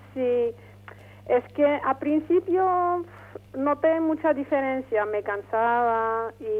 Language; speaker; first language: Spanish; non-native, fluent; Arabic